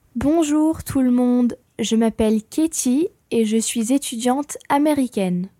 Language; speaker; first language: French; non-native, learner; English